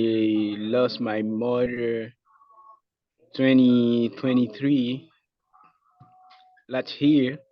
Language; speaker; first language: English; non-native, learner; Haitian Creole